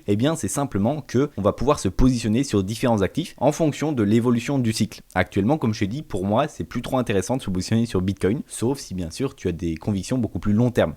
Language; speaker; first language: French; native; French